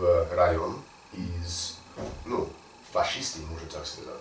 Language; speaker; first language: Russian; non-native, learner; English